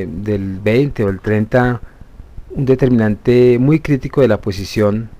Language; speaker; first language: Spanish; native; Spanish